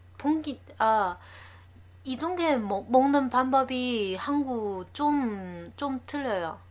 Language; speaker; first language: Korean; non-native, learner; Chinese